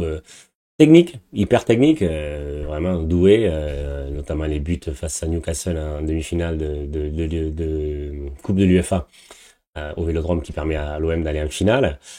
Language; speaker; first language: French; native; French